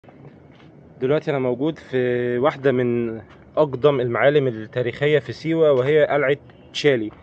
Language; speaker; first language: Arabic; native; Arabic